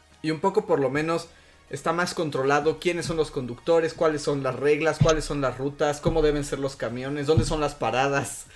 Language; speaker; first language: Spanish; native; Spanish